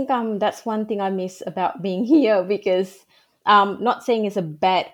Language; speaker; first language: English; non-native, local second language; Malay